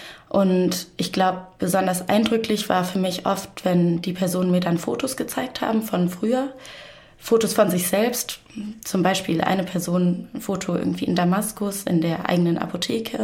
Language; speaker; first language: German; native; German